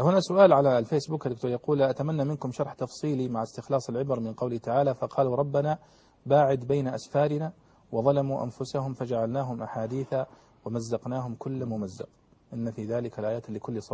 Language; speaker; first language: Arabic; native; Arabic